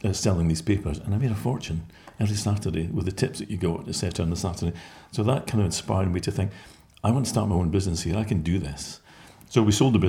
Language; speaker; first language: English; native; English